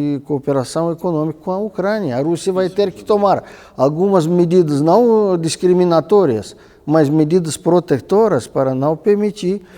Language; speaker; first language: Portuguese; non-native, fluent; Russian